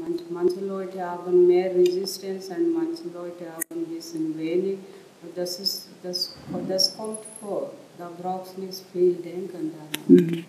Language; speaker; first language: German; non-native, learner; Telugu